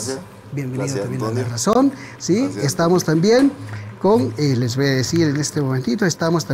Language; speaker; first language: Spanish; native; Spanish